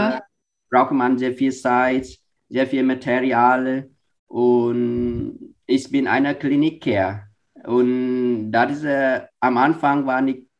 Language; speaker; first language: German; non-native, fluent; Vietnamese